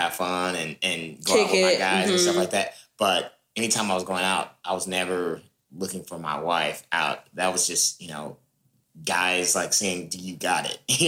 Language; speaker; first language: English; native; English